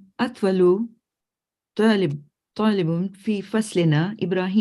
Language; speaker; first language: Arabic; non-native, learner; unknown